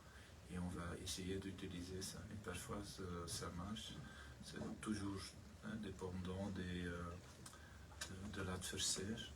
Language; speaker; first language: French; non-native, learner; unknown